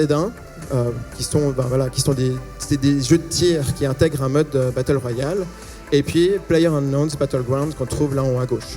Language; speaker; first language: French; native; French